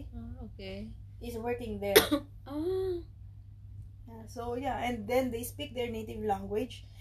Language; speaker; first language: English; non-native, local second language; Filipino